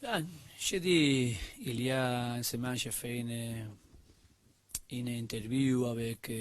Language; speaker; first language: French; non-native, learner; Spanish